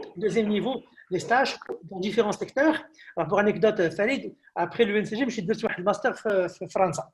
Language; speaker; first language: French; non-native, local second language; Arabic